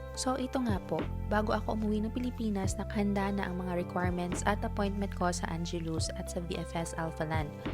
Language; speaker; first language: Filipino; native; Filipino